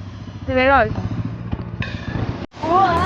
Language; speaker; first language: Chinese; native; Chinese